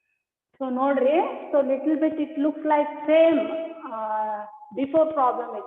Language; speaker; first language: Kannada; native; Kannada